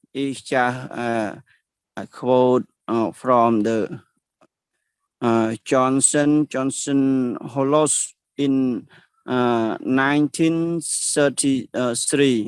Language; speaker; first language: English; non-native, learner; Khmer